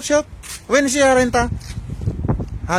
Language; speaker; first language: Arabic; non-native, learner; Filipino